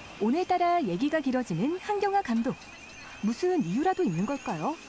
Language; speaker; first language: Korean; native; Korean